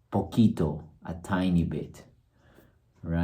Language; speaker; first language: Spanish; early bilingual, heritage; Spanish